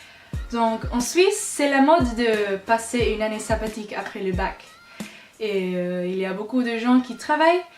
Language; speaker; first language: French; non-native, local second language; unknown